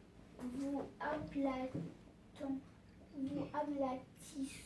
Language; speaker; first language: French; non-native, learner; Arabic